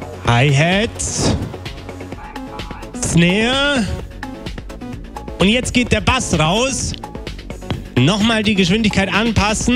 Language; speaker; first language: German; native; German